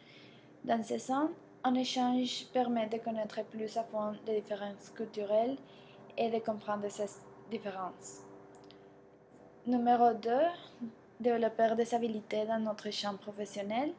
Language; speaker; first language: French; non-native, learner; Spanish